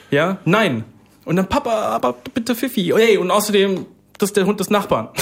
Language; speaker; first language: German; early bilingual, other home language; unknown